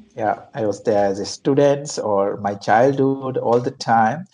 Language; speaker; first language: English; non-native, local second language; Bangla